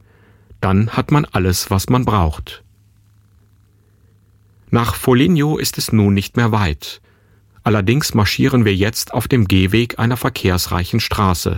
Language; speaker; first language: German; native; German